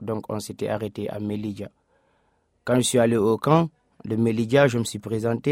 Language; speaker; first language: French; non-native, local second language; Fula